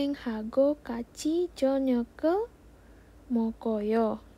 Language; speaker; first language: Korean; non-native, fluent; Indonesian